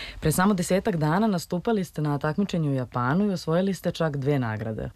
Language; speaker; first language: Serbian; native; Serbian